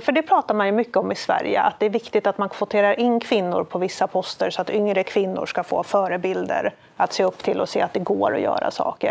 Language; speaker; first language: Swedish; native; Swedish